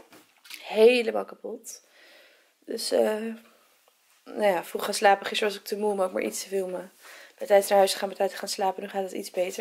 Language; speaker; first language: Dutch; native; Dutch